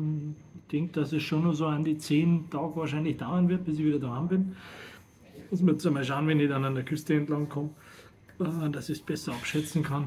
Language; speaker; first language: German; native; German